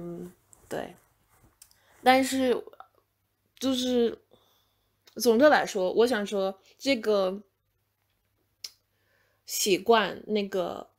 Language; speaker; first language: Chinese; non-native, fluent; English